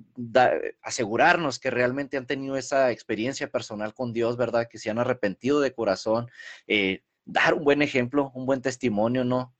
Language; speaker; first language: Spanish; early bilingual, heritage; Spanish